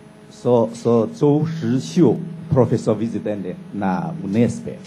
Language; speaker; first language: Portuguese; non-native, fluent; Chinese